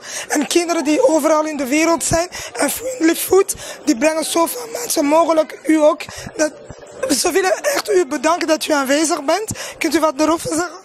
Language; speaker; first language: Dutch; non-native, learner; French